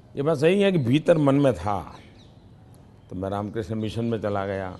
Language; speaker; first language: Hindi; non-native, local second language; Gujarati